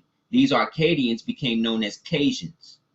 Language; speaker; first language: English; native; English